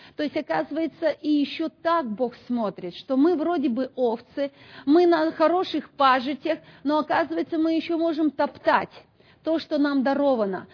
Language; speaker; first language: Russian; native; Russian